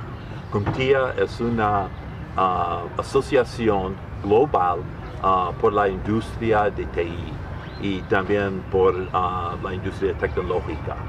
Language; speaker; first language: Spanish; non-native, learner; English